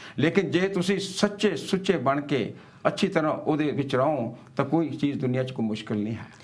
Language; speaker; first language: Punjabi; early bilingual, heritage; Punjabi